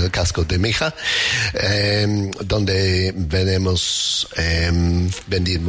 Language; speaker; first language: Spanish; non-native, fluent; English